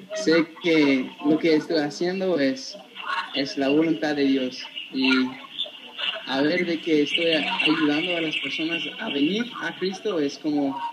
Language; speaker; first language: Spanish; non-native, fluent; English